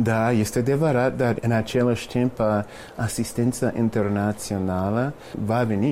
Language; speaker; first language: Romanian; non-native, fluent; English